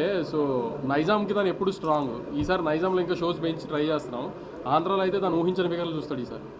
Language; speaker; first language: Telugu; native; Telugu